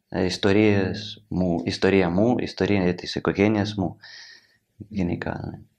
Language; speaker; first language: Greek; non-native, learner; Ukrainian